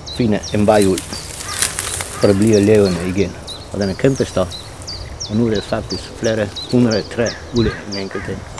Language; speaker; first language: Danish; non-native, fluent; Italian